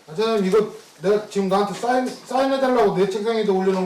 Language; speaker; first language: Korean; native; Korean